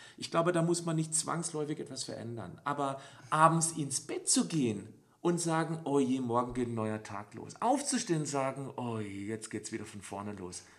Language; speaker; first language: German; native; German